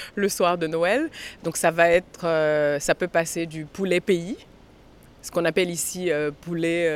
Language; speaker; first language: French; native; French